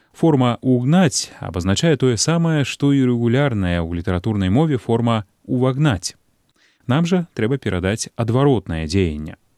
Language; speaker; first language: Belarusian; native; Belarusian